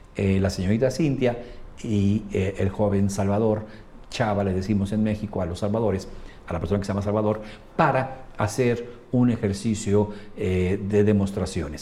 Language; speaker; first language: Spanish; native; Spanish